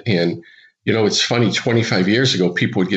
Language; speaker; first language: English; native; English